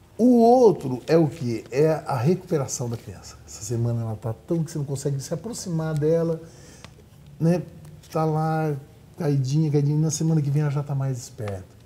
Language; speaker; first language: Portuguese; native; Portuguese